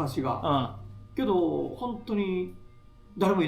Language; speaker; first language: Japanese; native; Japanese